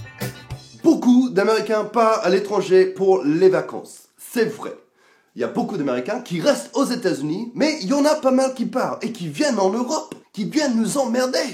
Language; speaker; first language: French; non-native, fluent; English